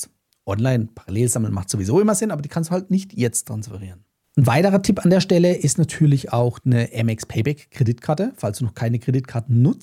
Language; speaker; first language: German; native; German